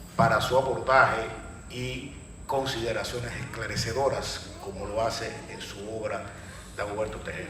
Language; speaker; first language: Spanish; native; Spanish